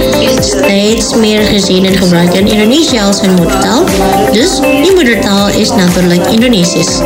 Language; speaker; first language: Dutch; non-native, fluent; Indonesian